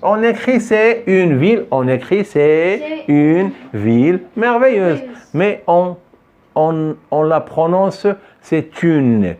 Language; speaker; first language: French; non-native, local second language; Arabic